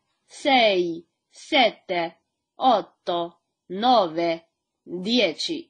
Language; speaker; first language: Italian; non-native, fluent; Chinese